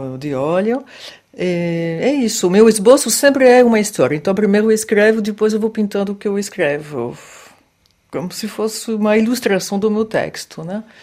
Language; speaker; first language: Portuguese; non-native, fluent; French